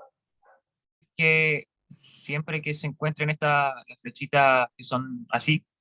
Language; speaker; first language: Spanish; native; Spanish